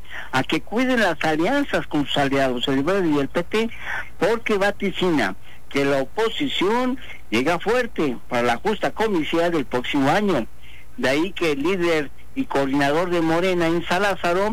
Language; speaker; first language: Spanish; native; Spanish